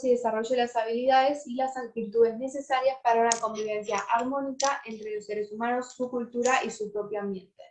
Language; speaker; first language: Spanish; native; Spanish